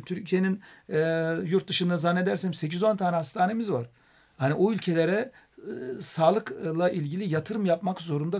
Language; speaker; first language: Turkish; native; Turkish